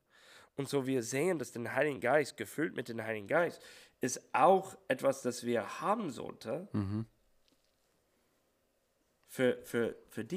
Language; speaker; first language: German; non-native, learner; English